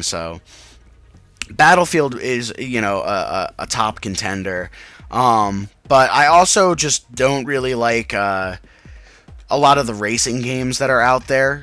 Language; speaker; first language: English; native; English